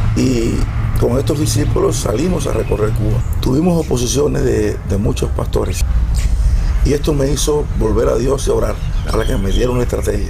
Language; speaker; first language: Spanish; native; Spanish